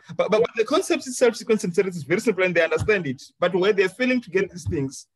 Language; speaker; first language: English; non-native, local second language; Venda